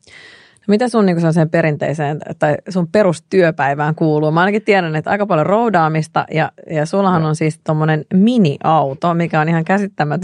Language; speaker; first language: Finnish; native; Finnish